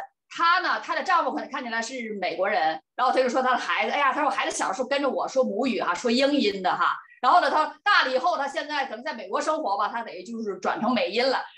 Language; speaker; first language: Chinese; native; Chinese